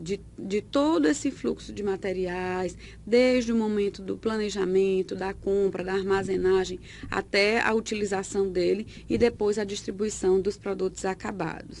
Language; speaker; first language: Portuguese; native; Portuguese